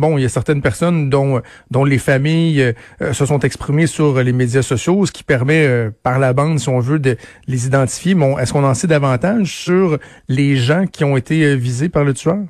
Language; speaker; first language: French; native; French